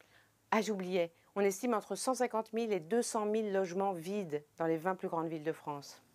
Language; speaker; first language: French; native; French